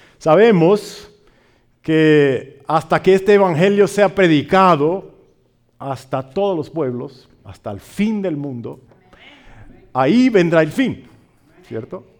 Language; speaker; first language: Spanish; non-native, fluent; English